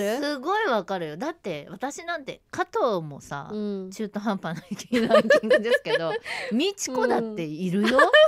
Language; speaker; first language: Japanese; native; Japanese